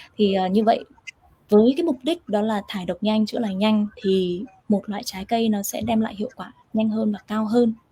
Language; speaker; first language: Vietnamese; native; Vietnamese